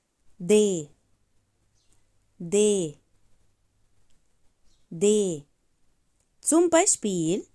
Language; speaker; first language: German; non-native, fluent; Arabic